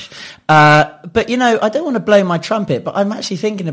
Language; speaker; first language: English; native; English